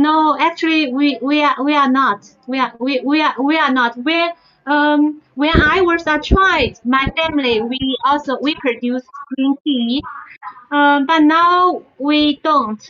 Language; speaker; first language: English; non-native, fluent; Chinese